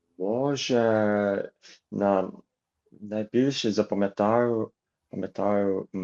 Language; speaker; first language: Ukrainian; non-native, learner; Japanese